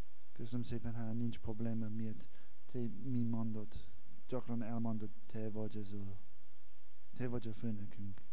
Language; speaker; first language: Hungarian; non-native, learner; English